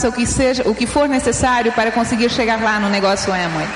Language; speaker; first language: Portuguese; native; Portuguese